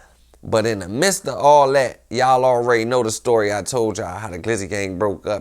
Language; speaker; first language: English; native; English